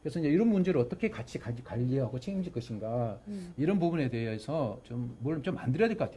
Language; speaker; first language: Korean; native; Korean